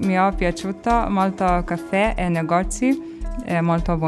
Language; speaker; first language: Italian; non-native, learner; Lithuanian